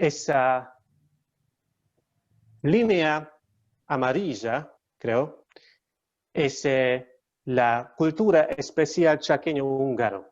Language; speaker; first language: Spanish; non-native, learner; Hungarian